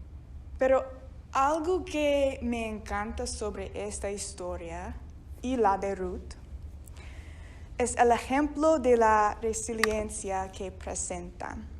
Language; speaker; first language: Spanish; non-native, fluent; English